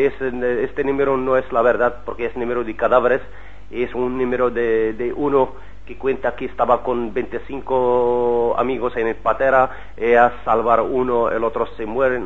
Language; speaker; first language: Spanish; non-native, learner; Arabic